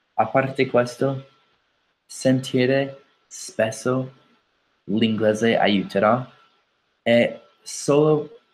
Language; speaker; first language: Italian; non-native, fluent; English